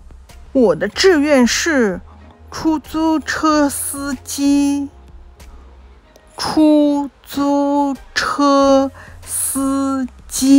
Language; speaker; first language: Chinese; non-native, local second language; Cantonese